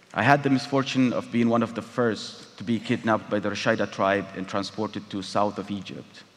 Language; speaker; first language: English; non-native, fluent; Tigrinya